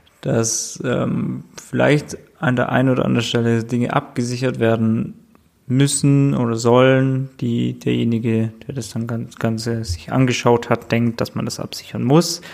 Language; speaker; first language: German; native; German